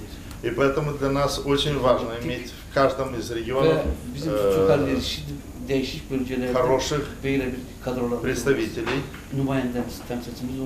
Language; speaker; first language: Russian; non-native, local second language; Romanian